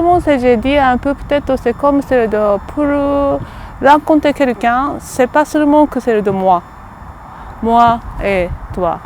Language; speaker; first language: French; non-native, learner; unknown